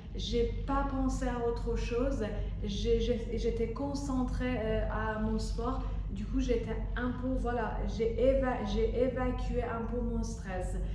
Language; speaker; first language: French; non-native, fluent; Persian